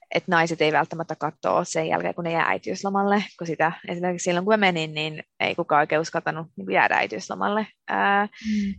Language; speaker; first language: Finnish; native; Finnish